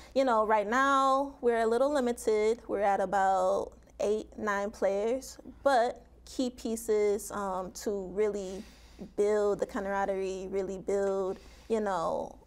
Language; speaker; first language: English; native; English